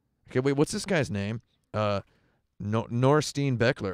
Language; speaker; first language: English; native; English